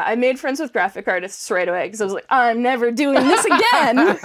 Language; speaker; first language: English; native; English